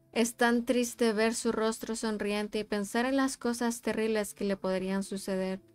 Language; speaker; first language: Spanish; native; Spanish